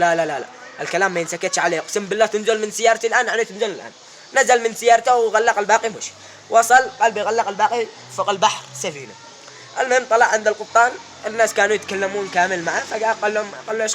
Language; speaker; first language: Arabic; native; Arabic